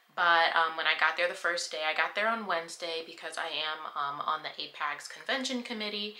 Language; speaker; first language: English; native; English